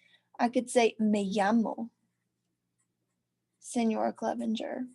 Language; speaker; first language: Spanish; non-native, learner; English